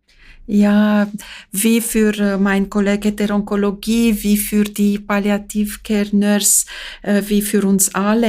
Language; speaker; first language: German; non-native, fluent; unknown